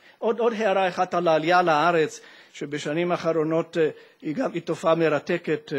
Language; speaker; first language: Hebrew; non-native, fluent; Italian